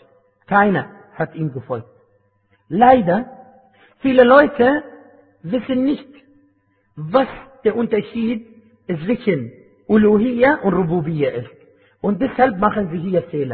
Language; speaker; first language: German; non-native, fluent; Arabic